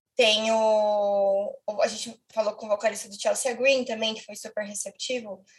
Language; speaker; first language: Portuguese; native; Portuguese